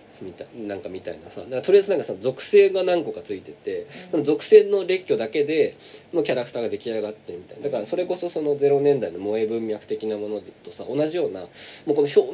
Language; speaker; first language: Japanese; native; Japanese